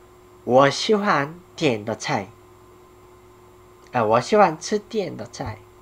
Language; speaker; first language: Chinese; non-native, learner; Korean